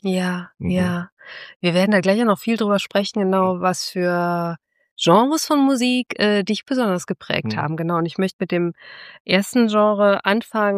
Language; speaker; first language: German; native; German